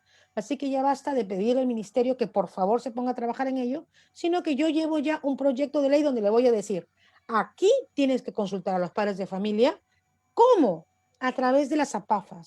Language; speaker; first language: Spanish; native; Spanish